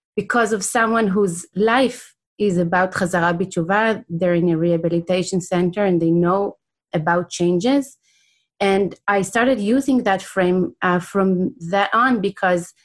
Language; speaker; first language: English; non-native, fluent; Hebrew